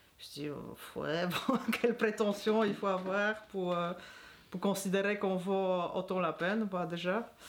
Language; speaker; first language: French; non-native, fluent; Polish